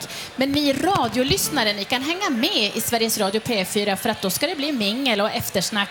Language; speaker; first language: Swedish; native; Swedish